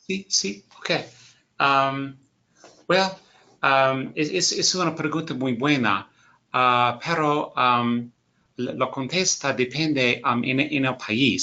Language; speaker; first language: Spanish; non-native, learner; English